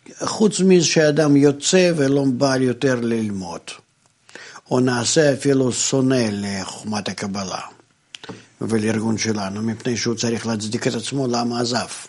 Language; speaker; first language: Hebrew; non-native, fluent; Russian